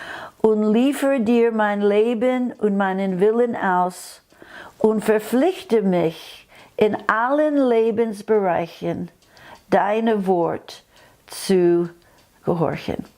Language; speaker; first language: German; non-native, fluent; English